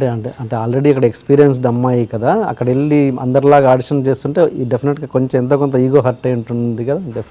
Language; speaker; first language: Telugu; native; Telugu